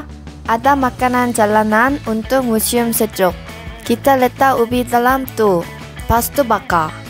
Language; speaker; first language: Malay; non-native, fluent; Korean